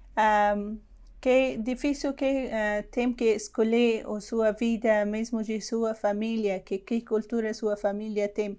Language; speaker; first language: Portuguese; non-native, learner; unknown